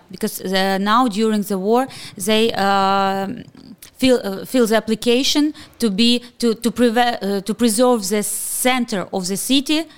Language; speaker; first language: English; non-native, fluent; Ukrainian